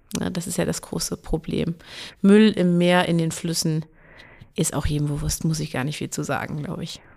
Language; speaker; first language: German; native; German